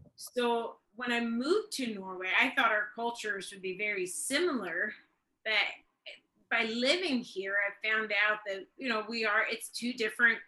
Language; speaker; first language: English; early bilingual, other home language; Swedish